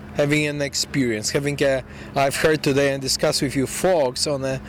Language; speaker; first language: English; non-native, fluent; Polish